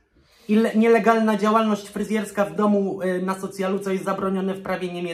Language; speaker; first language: Polish; native; Polish